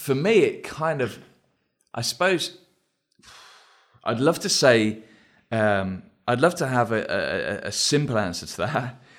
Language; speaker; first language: English; native; English